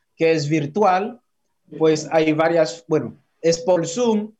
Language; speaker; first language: Spanish; non-native, fluent; Haitian Creole